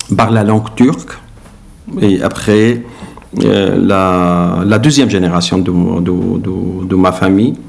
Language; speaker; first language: French; non-native, learner; Arabic